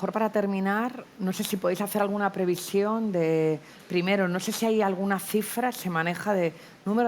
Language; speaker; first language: Spanish; native; Spanish